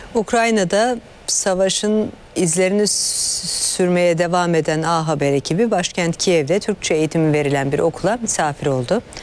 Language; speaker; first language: Turkish; native; Turkish